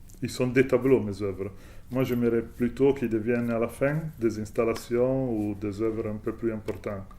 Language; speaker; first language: French; non-native, fluent; Italian